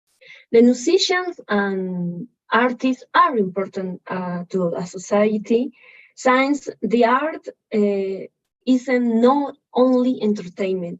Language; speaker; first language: English; non-native, learner; Spanish